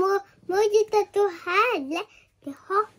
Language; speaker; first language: Swedish; early bilingual, other home language; Mongolian